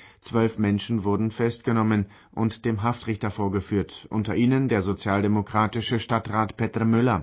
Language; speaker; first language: German; native; German